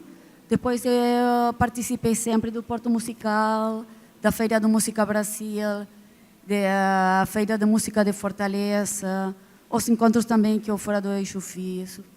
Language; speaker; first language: Portuguese; non-native, fluent; Spanish